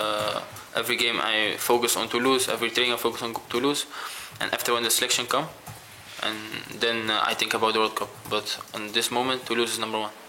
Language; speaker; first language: English; non-native, fluent; Dutch